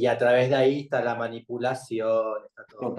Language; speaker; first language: Spanish; native; Spanish